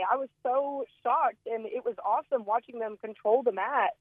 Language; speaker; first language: English; native; English